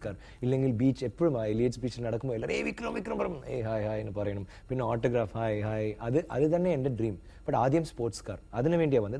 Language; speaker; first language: Malayalam; non-native, learner; Tamil